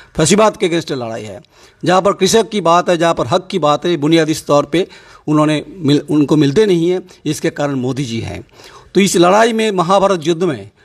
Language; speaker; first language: Hindi; non-native, local second language; Bangla